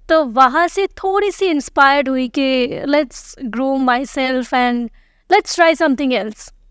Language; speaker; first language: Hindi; non-native, local second language; Bangla